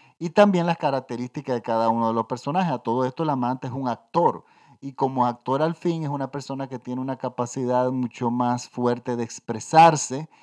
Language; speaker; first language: Spanish; native; Spanish